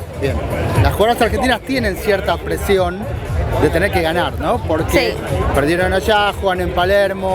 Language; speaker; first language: Spanish; native; Spanish